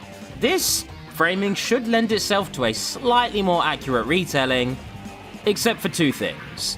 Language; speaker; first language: English; native; English